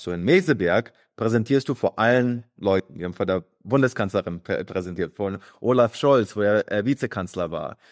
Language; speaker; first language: German; early bilingual, other home language; Croatian